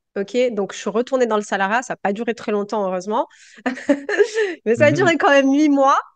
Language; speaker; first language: French; native; French